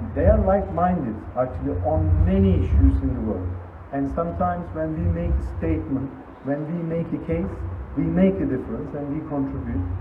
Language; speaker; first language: English; non-native, fluent; Turkish